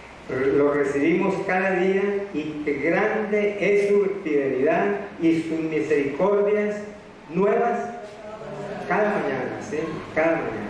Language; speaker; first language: Spanish; native; Spanish